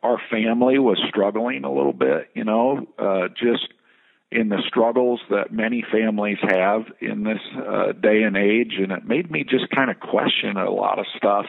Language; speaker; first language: English; native; English